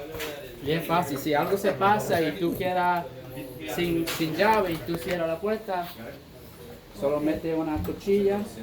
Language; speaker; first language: Spanish; early bilingual, heritage; Spanish